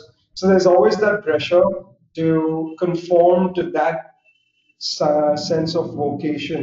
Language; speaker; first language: English; non-native, local second language; Gujarati